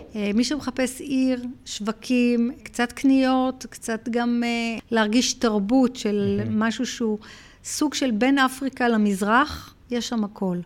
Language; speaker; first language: Hebrew; early bilingual, heritage; Hebrew